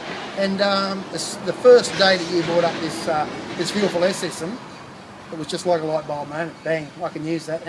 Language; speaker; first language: English; native; English